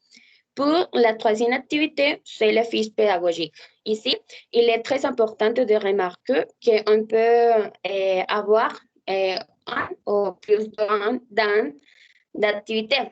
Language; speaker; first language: French; non-native, learner; Spanish